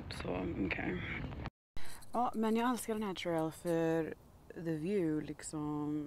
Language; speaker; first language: Swedish; early bilingual, heritage; Swedish